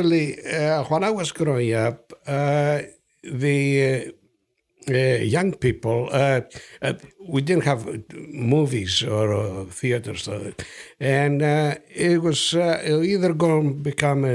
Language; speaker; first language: English; non-native, fluent; Greek